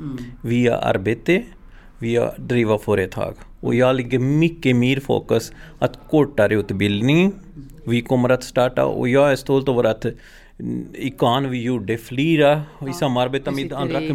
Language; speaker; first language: Swedish; non-native, learner; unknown